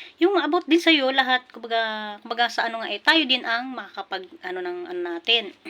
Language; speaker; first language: Filipino; non-native, local second language; Pampanga